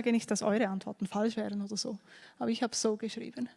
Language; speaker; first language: German; native; German